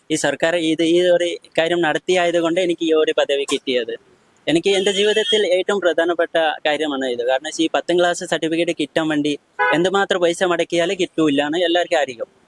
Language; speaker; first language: Malayalam; non-native, local second language; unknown